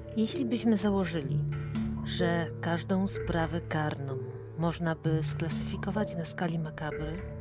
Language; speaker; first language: Polish; native; Polish